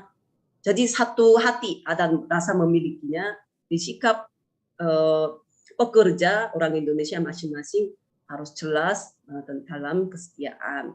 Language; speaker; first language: Indonesian; non-native, fluent; Korean